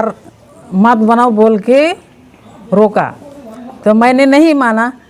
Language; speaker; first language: Hindi; non-native, local second language; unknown